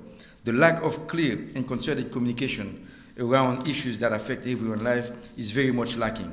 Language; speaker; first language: English; non-native, fluent; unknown